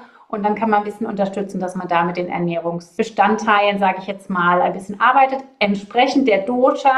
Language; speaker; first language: German; native; German